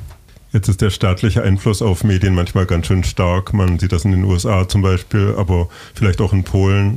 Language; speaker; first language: German; native; German